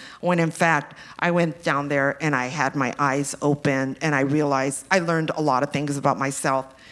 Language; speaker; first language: English; early bilingual, other home language; Spanish